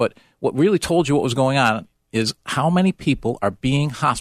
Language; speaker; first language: English; native; English